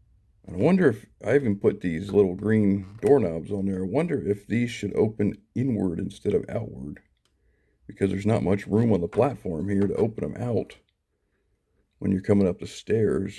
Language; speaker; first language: English; native; English